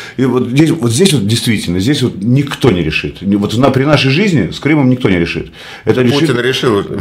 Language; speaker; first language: Russian; native; Russian